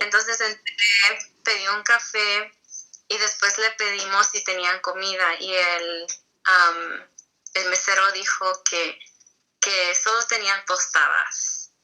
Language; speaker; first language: Spanish; early bilingual, heritage; Spanish